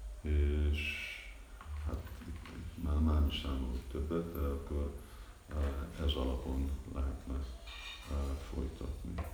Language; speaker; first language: Hungarian; early bilingual, heritage; Hungarian